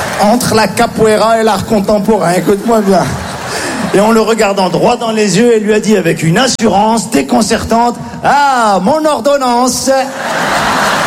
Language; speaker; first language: French; native; French